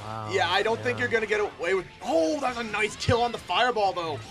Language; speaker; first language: English; native; English